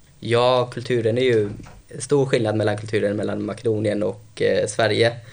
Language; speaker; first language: Swedish; early bilingual, other home language; Albanian